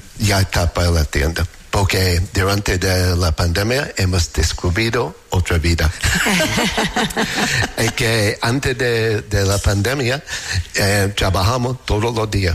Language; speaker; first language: Spanish; non-native, learner; English